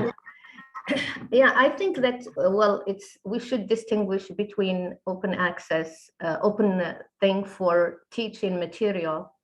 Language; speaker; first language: English; non-native, fluent; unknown